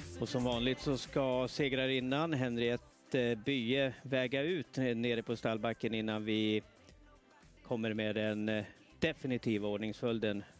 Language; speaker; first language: Swedish; native; Swedish